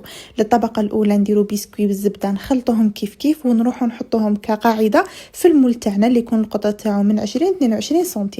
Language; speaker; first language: Arabic; native; Arabic